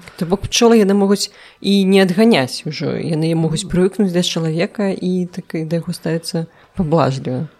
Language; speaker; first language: Belarusian; non-native, local second language; Russian